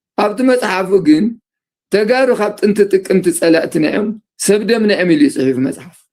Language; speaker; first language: Tigrinya; native; Tigrinya